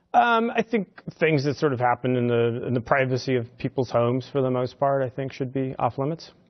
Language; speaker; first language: English; native; English